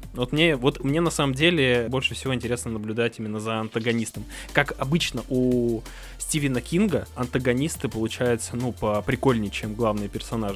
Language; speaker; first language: Russian; native; Russian